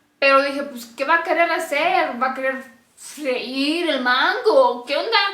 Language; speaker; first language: Spanish; non-native, fluent; Romanian